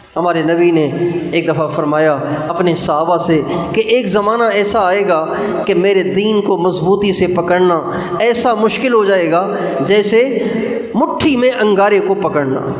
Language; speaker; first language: Urdu; non-native, local second language; Sindhi